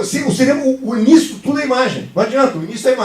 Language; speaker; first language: Portuguese; native; Portuguese